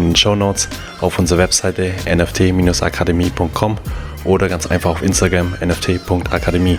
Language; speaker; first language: German; native; German